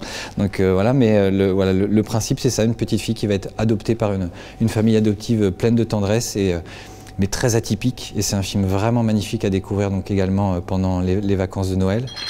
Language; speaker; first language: French; native; French